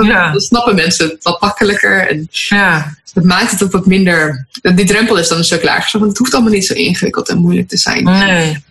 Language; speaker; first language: Dutch; native; Dutch